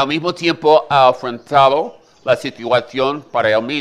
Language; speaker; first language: Spanish; native; Spanish